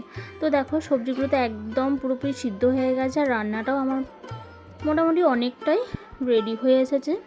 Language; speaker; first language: Bangla; native; Bangla